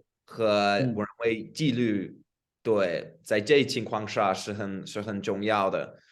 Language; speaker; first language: Chinese; non-native, fluent; English